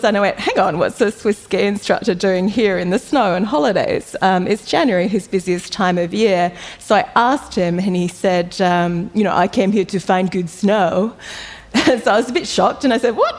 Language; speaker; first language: English; native; English